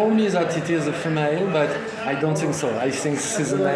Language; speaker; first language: English; non-native, learner; French